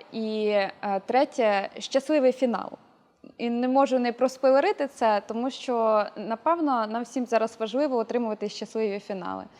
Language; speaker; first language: Ukrainian; native; Ukrainian